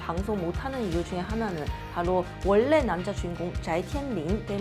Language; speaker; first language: Korean; non-native, fluent; Chinese